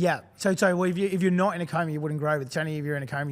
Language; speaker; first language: English; native; English